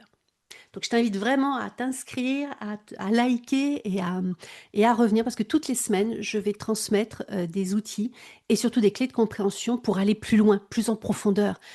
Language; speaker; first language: French; native; French